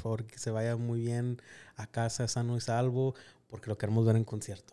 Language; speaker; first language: Spanish; early bilingual, other home language; English